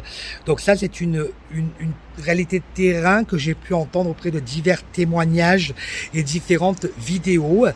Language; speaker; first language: French; native; French